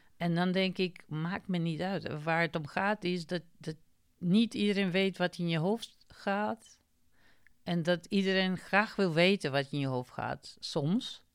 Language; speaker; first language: Dutch; non-native, fluent; Macedonian